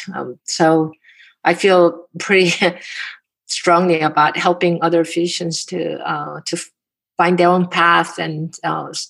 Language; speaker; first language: English; non-native, fluent; Korean